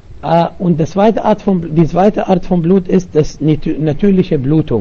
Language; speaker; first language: German; non-native, learner; Arabic